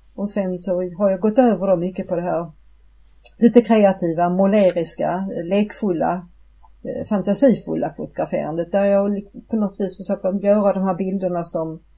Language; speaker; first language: Swedish; native; Swedish